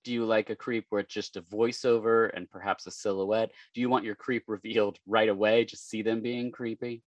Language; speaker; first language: English; native; English